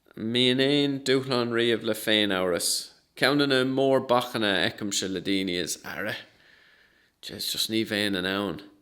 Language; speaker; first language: Irish; non-native, local second language; English